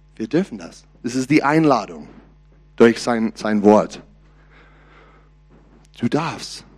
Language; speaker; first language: German; non-native, learner; English